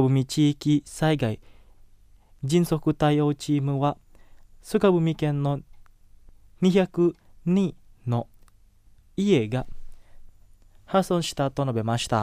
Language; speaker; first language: Japanese; non-native, fluent; Indonesian